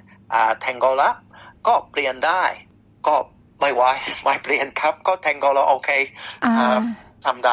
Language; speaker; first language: Thai; non-native, fluent; English